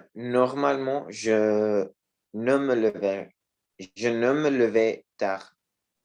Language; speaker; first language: French; non-native, learner; Spanish